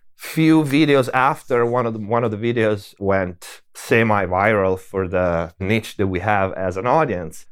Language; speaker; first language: English; non-native, fluent; Italian